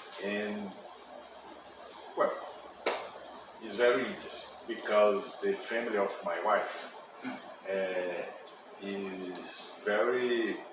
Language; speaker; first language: English; non-native, learner; Portuguese